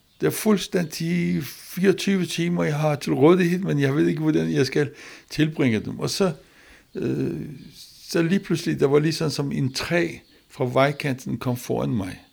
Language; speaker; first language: Danish; non-native, learner; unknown